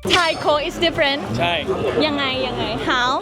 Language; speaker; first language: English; non-native, learner; Thai